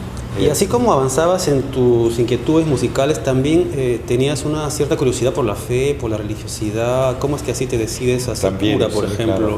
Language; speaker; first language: Spanish; native; Spanish